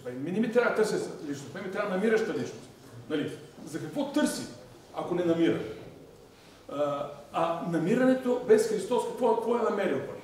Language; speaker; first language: Bulgarian; native; Bulgarian